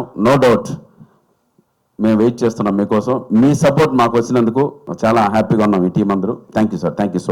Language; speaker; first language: Telugu; native; Telugu